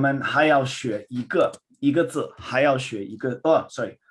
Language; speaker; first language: Chinese; non-native, learner; Swedish